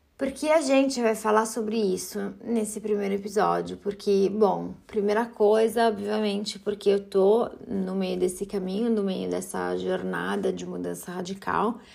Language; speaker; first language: Portuguese; early bilingual, heritage; Portuguese